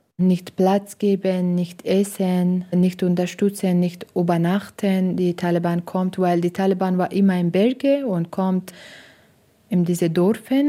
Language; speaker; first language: German; non-native, learner; Persian